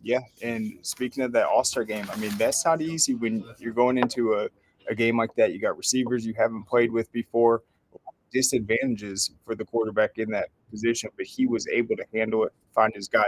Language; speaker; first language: English; native; English